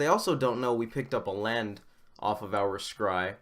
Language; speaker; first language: English; native; English